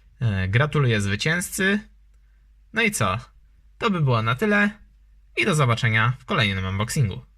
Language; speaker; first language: Polish; native; Polish